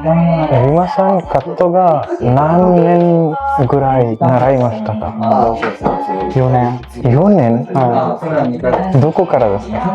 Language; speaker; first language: Japanese; non-native, learner; Telugu